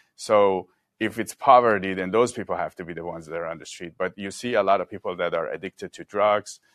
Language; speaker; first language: English; non-native, fluent; Persian